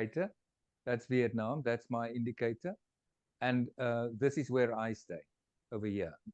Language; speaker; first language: English; non-native, fluent; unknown